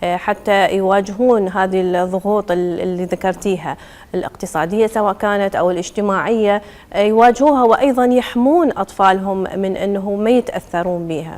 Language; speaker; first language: Arabic; native; Arabic